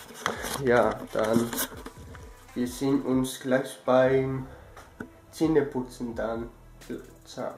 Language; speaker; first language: German; early bilingual, other home language; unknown